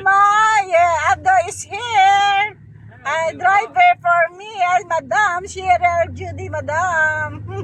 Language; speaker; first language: English; non-native, learner; Filipino